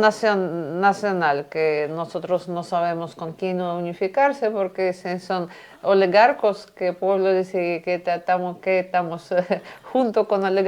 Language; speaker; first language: Spanish; non-native, fluent; Russian